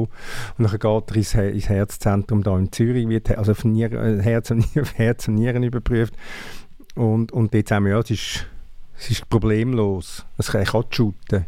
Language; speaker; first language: German; native; German